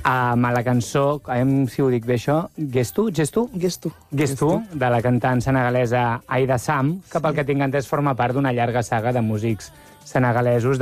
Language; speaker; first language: Catalan; native; Catalan